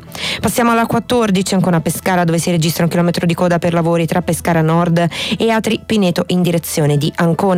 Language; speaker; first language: Italian; native; Italian